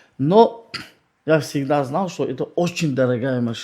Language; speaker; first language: Russian; non-native, local second language; Tajik